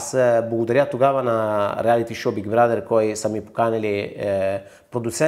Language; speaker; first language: Bulgarian; non-native, fluent; Italian